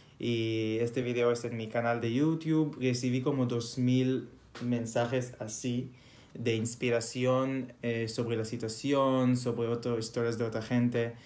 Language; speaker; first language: Spanish; non-native, fluent; Hebrew